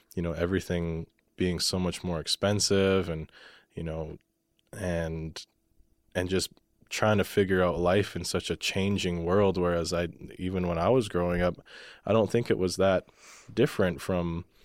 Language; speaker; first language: English; native; English